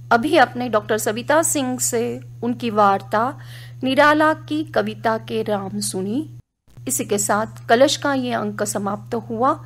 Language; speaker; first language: Hindi; non-native, local second language; Marathi